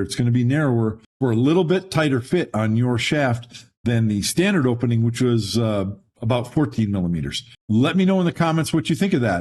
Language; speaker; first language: English; native; English